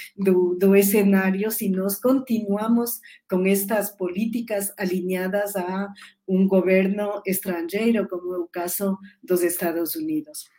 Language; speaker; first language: Portuguese; non-native, learner; Spanish